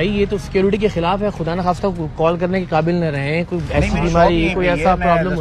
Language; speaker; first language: Urdu; native; Urdu